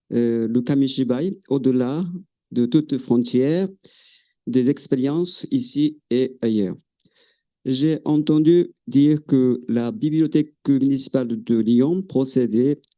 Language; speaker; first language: French; non-native, fluent; Japanese